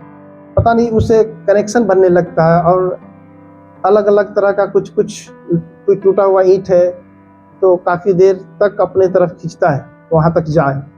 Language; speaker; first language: Hindi; native; Hindi